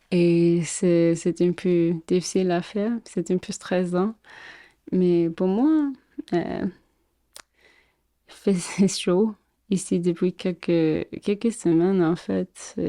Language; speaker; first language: French; non-native, fluent; English